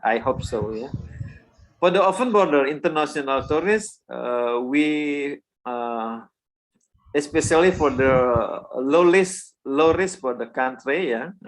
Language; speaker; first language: English; non-native, learner; Indonesian